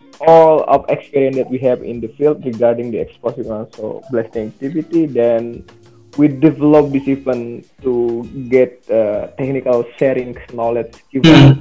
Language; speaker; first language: English; non-native, learner; Indonesian